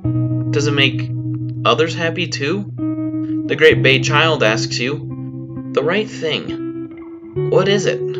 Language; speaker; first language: English; native; English